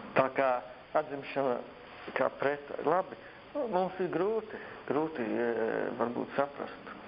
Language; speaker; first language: Latvian; early bilingual, heritage; Latvian